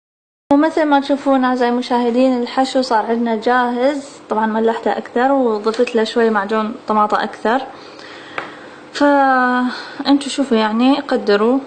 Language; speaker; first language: Arabic; native; Arabic